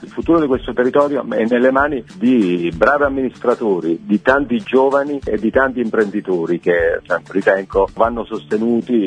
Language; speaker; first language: Italian; native; Italian